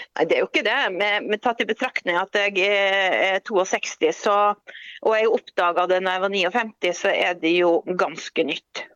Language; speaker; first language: Norwegian; native; Norwegian